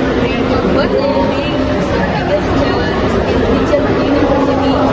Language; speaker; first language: English; non-native, learner; Indonesian